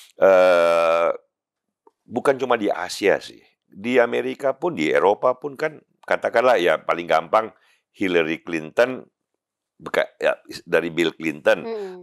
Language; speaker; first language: Indonesian; native; Indonesian